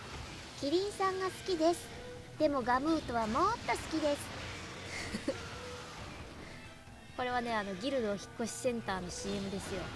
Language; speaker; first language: Japanese; native; Japanese